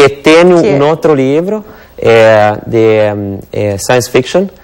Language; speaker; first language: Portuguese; non-native, learner; Italian